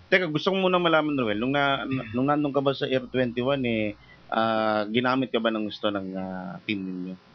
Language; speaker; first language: Filipino; native; Filipino